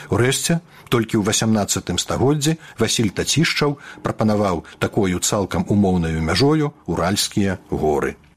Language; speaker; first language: Belarusian; native; Belarusian